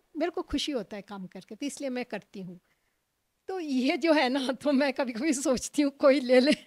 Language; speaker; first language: Hindi; non-native, local second language; Bangla